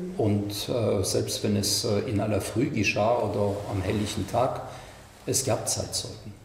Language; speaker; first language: German; non-native, fluent; French